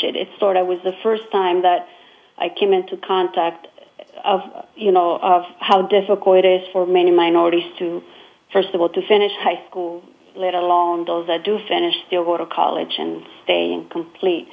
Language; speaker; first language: English; non-native, fluent; Spanish